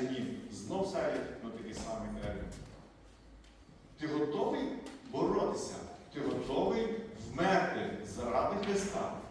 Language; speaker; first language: Ukrainian; native; Ukrainian